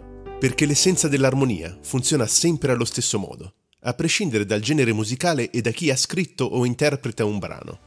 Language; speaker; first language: Italian; native; Italian